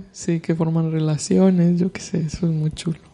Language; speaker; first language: Spanish; native; Spanish